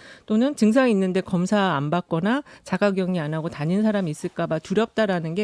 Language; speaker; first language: Korean; native; Korean